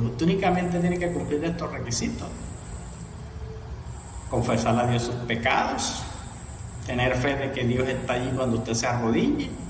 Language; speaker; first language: Spanish; native; Spanish